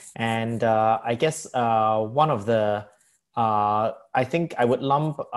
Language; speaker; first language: English; non-native, local second language; Cantonese